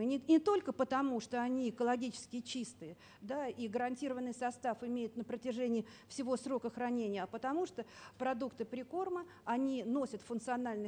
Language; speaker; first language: Russian; native; Russian